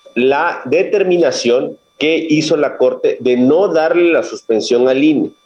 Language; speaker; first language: Spanish; native; Spanish